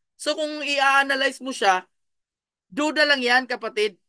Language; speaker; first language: Filipino; non-native, local second language; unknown